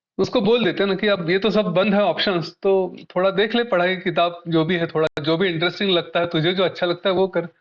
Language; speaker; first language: Hindi; non-native, local second language; Marathi